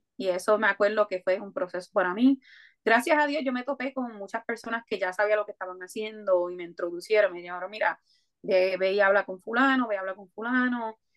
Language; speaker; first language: Spanish; native; Spanish